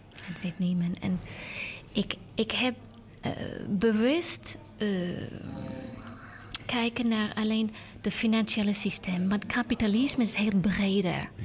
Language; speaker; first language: Dutch; non-native, learner; English